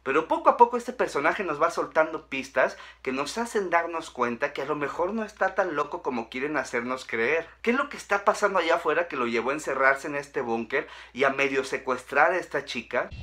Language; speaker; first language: Spanish; native; Spanish